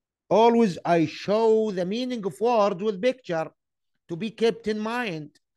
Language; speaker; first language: English; non-native, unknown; Arabic